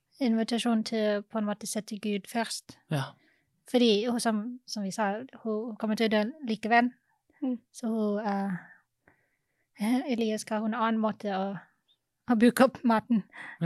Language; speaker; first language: Norwegian; non-native, fluent; English